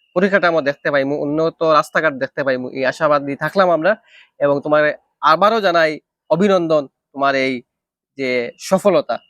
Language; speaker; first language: Bangla; non-native, local second language; Sylheti